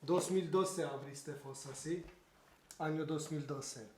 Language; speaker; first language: Spanish; non-native, learner; Kurdish